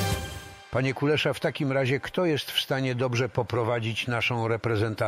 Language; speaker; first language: Polish; native; Polish